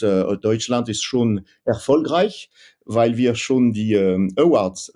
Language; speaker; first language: German; non-native, fluent; French